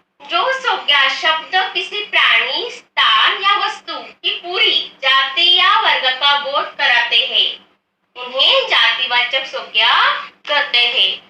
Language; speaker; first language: Hindi; non-native, local second language; Marathi